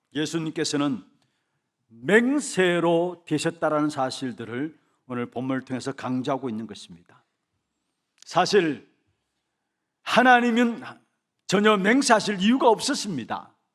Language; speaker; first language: Korean; native; Korean